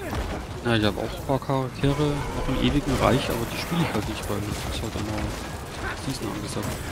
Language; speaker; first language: German; native; German